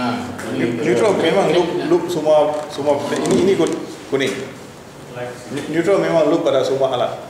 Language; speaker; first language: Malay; non-native, local second language; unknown